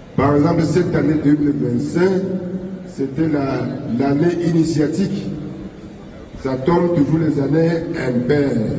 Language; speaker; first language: French; non-native, local second language; Ghomala